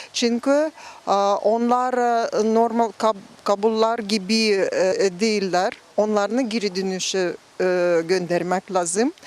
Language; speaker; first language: Turkish; non-native, learner; Russian